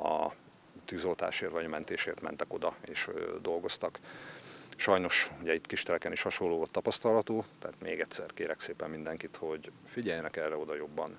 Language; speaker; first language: Hungarian; native; Hungarian